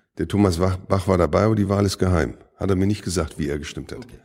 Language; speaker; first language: German; native; German